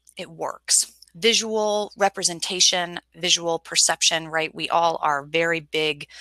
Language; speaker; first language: English; native; English